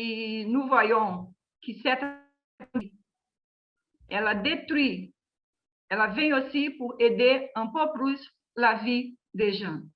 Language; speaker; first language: French; non-native, learner; Portuguese